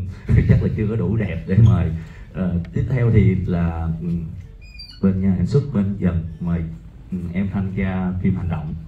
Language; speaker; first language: Vietnamese; native; Vietnamese